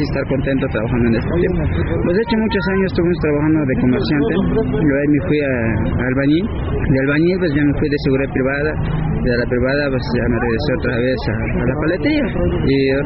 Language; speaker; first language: Spanish; non-native, local second language; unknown